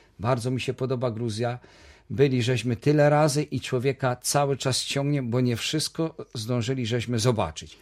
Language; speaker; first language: Polish; native; Polish